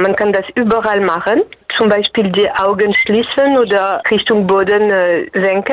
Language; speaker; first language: German; non-native, fluent; French